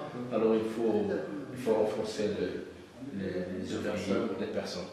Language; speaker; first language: French; non-native, local second language; Arabic